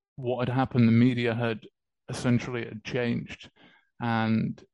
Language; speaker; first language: English; native; English